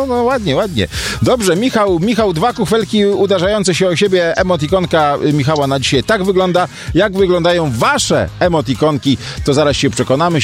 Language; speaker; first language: Polish; native; Polish